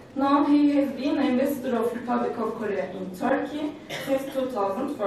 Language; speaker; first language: English; non-native, fluent; Turkish